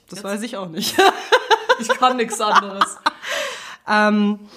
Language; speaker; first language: German; native; German